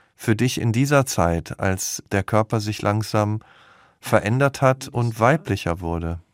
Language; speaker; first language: German; native; German